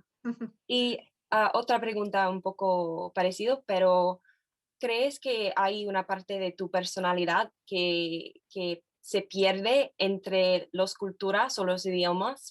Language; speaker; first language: Spanish; non-native, fluent; English